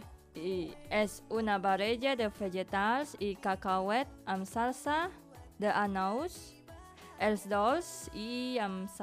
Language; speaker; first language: Catalan; non-native, learner; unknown